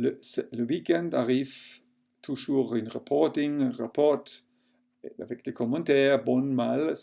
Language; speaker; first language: French; non-native, local second language; German